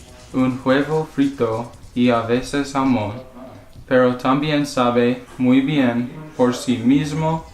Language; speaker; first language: Spanish; non-native, learner; English